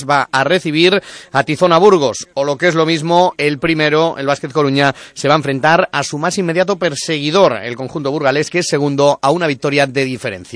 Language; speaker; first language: Spanish; native; Spanish